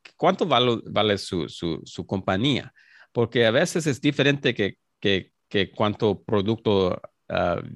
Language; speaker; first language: Spanish; early bilingual, heritage; Spanish